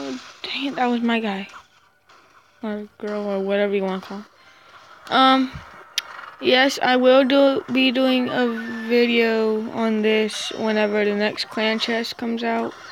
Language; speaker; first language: English; native; English